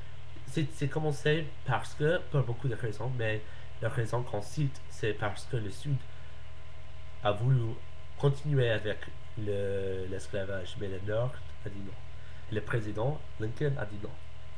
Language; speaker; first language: French; non-native, learner; English